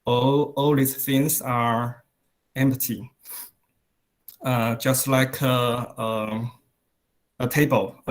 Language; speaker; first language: English; non-native, learner; Chinese